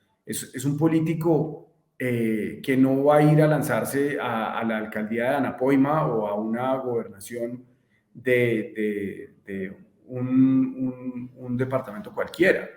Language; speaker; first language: Spanish; native; Spanish